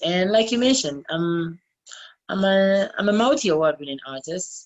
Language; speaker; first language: English; non-native, local second language; Bemba